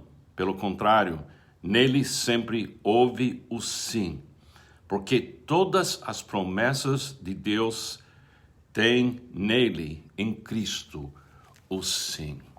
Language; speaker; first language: Portuguese; non-native, fluent; English